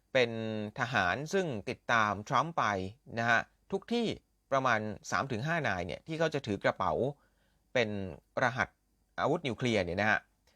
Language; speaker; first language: Thai; native; Thai